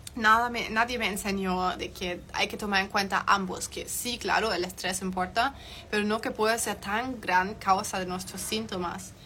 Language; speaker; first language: Spanish; non-native, fluent; German